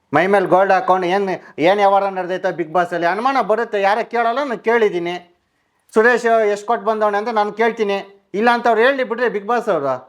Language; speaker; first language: Kannada; native; Kannada